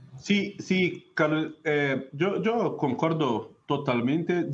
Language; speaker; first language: Spanish; non-native, learner; Portuguese